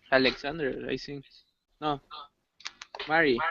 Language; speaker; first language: English; non-native, learner; Spanish